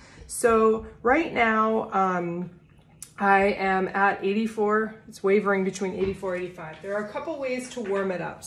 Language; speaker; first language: English; native; English